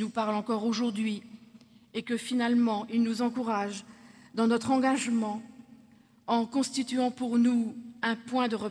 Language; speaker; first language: French; native; French